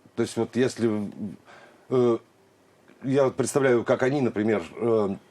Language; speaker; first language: Russian; native; Russian